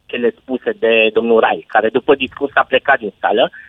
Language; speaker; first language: Romanian; native; Romanian